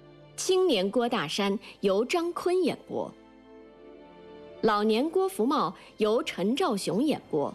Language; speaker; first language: Chinese; native; Chinese